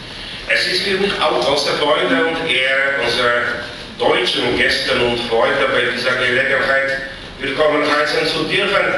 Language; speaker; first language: German; non-native, fluent; Polish